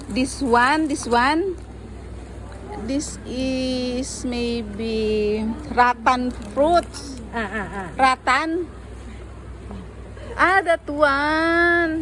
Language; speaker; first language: English; non-native, local second language; Filipino